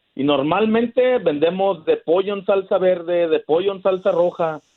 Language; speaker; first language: Spanish; native; Spanish